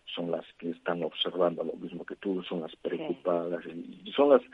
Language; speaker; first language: Spanish; native; Spanish